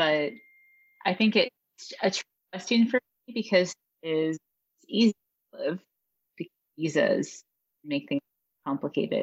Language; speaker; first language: English; native; English